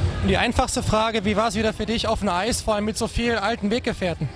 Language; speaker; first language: German; native; German